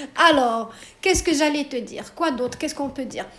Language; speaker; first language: French; non-native, local second language; Arabic